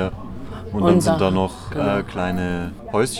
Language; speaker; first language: German; native; German